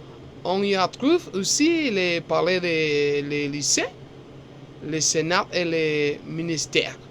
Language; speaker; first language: French; non-native, learner; Spanish